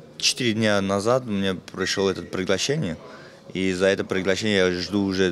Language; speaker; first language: Russian; non-native, fluent; Armenian